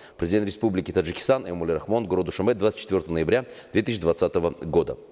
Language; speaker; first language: Russian; non-native, local second language; Tajik